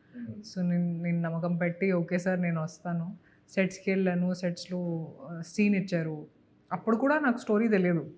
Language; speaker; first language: Telugu; non-native, local second language; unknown